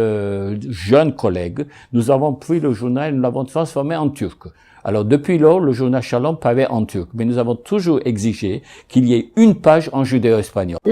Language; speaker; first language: French; non-native, fluent; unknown